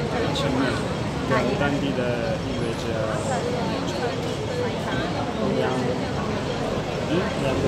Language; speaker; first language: Chinese; non-native, learner; Italian